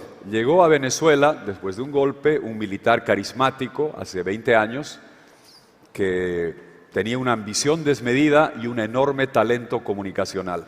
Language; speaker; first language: Spanish; native; Spanish